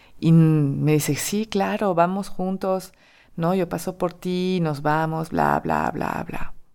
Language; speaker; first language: Spanish; non-native, fluent; French